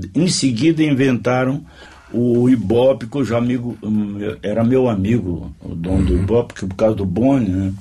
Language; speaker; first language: Portuguese; native; Portuguese